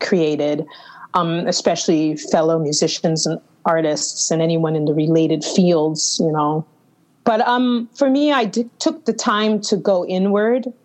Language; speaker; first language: English; native; English